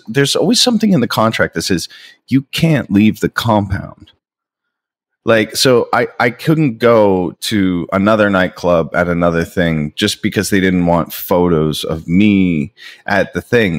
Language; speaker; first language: English; native; English